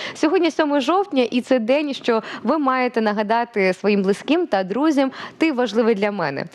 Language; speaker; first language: Ukrainian; native; Ukrainian